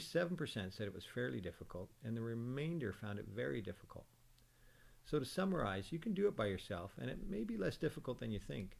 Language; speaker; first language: English; native; English